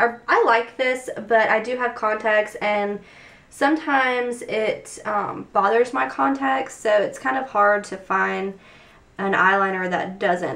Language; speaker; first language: English; native; English